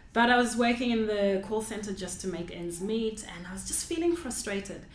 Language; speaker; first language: English; non-native, local second language; Shona